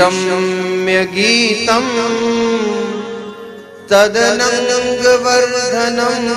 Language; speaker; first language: Hindi; native; Hindi